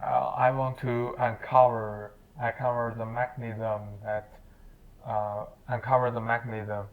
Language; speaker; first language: English; non-native, learner; Chinese